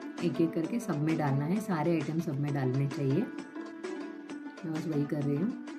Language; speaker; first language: Hindi; non-native, local second language; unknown